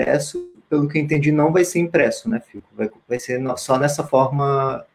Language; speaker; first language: Portuguese; native; Portuguese